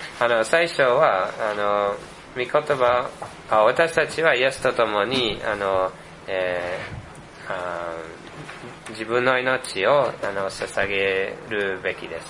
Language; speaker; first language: Japanese; non-native, fluent; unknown